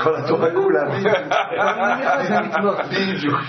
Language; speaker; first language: Hebrew; non-native, fluent; French